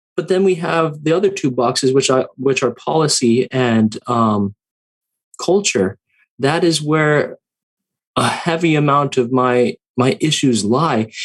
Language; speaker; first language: English; native; English